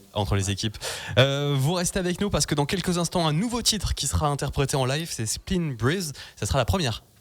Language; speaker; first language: French; native; French